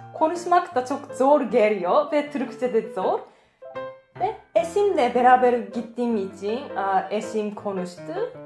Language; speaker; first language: Turkish; non-native, learner; Japanese